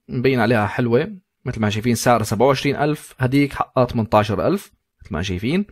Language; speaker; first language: Arabic; native; Arabic